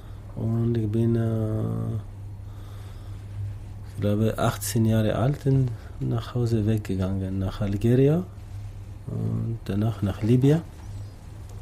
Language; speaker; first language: German; non-native, learner; Tamasheq